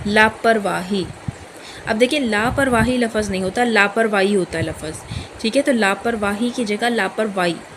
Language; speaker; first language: Urdu; native; Urdu